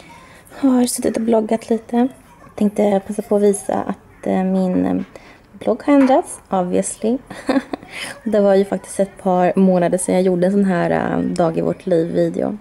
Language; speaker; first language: Swedish; native; Swedish